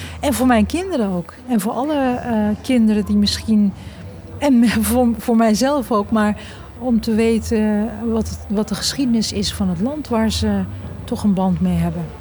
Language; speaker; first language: Dutch; early bilingual, other home language; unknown